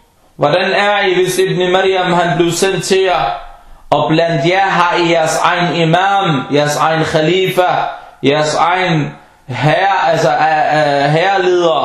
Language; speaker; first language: Danish; early bilingual, other home language; Arabic